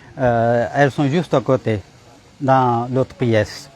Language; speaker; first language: French; non-native, fluent; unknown